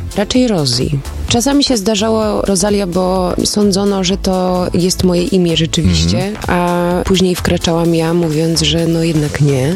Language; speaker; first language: Polish; early bilingual, other home language; German